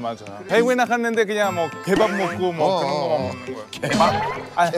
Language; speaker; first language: Korean; non-native, fluent; Italian